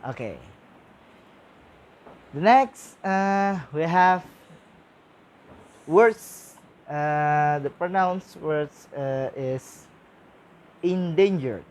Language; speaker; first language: English; non-native, learner; Indonesian